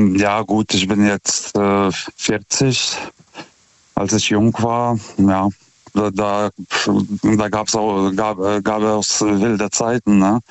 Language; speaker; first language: German; non-native, fluent; Lithuanian